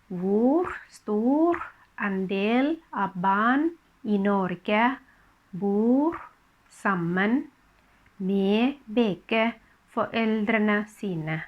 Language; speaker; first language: Norwegian; non-native, fluent; Thai